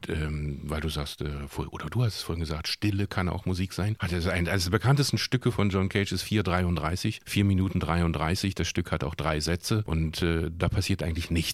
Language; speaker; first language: German; native; German